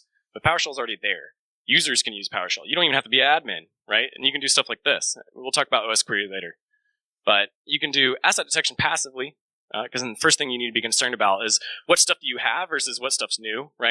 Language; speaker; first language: English; native; English